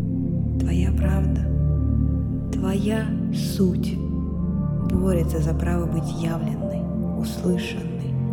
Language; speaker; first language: Russian; native; Russian